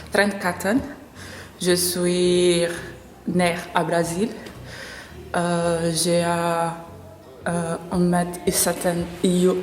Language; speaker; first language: French; non-native, learner; Portuguese